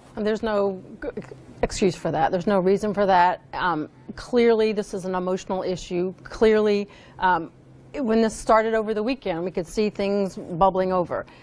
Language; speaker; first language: English; native; English